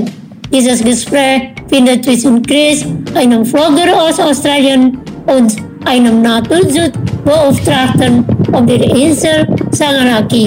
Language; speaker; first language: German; non-native, learner; Indonesian